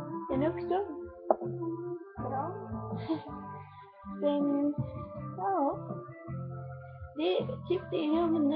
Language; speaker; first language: Swedish; non-native, learner; Korean